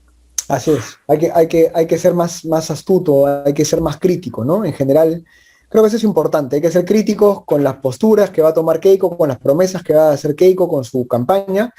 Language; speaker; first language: Spanish; native; Spanish